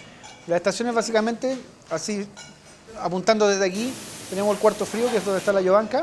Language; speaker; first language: Spanish; native; Spanish